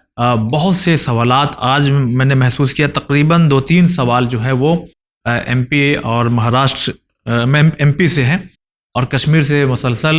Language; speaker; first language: Urdu; native; Urdu